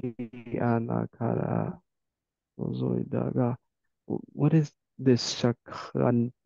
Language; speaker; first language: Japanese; non-native, learner; English